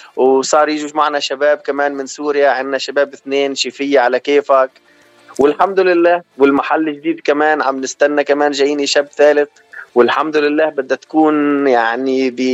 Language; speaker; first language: Arabic; native; Arabic